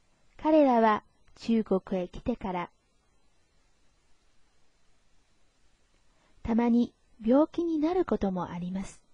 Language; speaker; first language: Japanese; non-native, fluent; Chinese